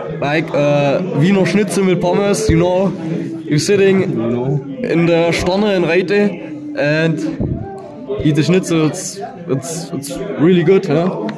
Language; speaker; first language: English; non-native, learner; German